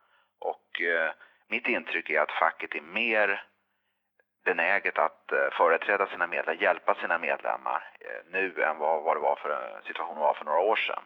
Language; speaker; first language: Swedish; native; Swedish